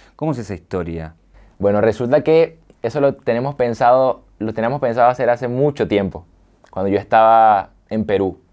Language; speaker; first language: Spanish; native; Spanish